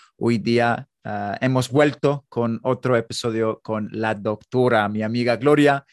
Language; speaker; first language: Spanish; non-native, learner; English